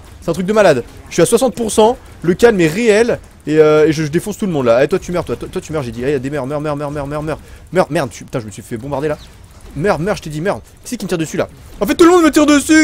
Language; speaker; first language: French; native; French